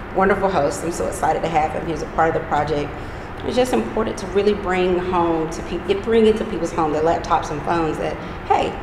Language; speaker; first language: English; native; English